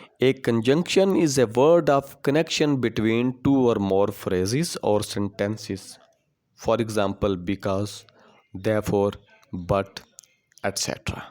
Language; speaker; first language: Urdu; non-native, local second language; Punjabi